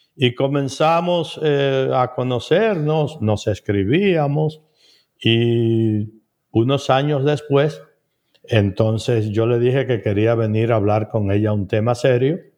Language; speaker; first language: Spanish; native; Spanish